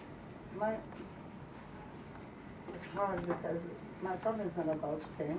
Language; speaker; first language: English; non-native, learner; Portuguese